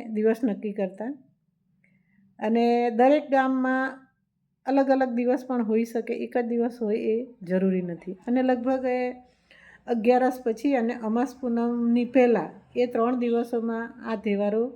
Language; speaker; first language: Gujarati; non-native, local second language; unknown